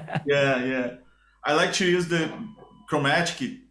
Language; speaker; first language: English; non-native, learner; Portuguese